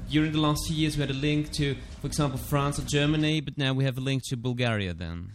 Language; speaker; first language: English; non-native, fluent; German